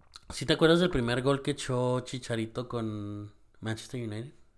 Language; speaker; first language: Spanish; early bilingual, heritage; Spanish